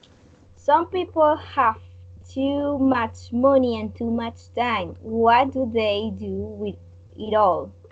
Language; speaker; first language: English; non-native, learner; Spanish